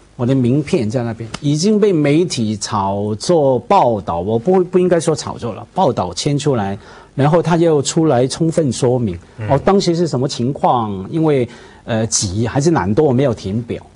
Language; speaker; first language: Chinese; non-native, fluent; Cantonese